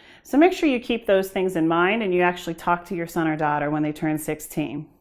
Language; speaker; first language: English; native; English